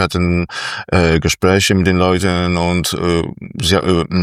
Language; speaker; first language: German; non-native, fluent; Polish